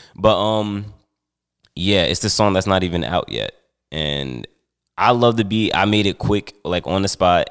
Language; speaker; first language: English; native; English